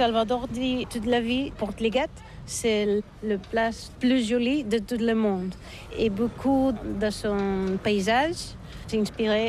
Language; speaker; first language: French; non-native, learner; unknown